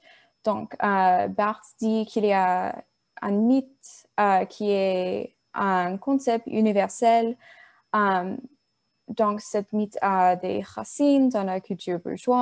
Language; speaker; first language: French; non-native, learner; English